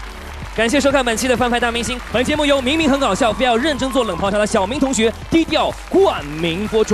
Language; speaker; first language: Chinese; native; Chinese